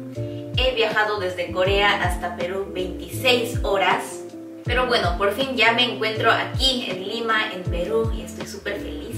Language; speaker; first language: Spanish; non-native, fluent; Korean